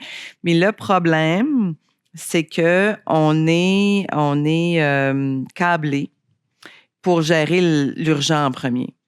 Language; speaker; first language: French; native; French